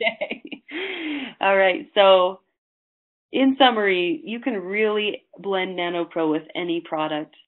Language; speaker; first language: English; native; English